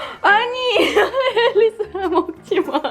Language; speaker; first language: Korean; non-native, learner; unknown